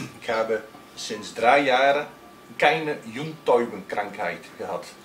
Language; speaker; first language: German; non-native, learner; Dutch